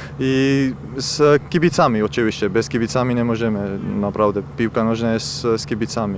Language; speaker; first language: Polish; non-native, learner; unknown